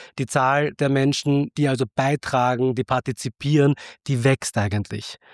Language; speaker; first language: German; early bilingual, other home language; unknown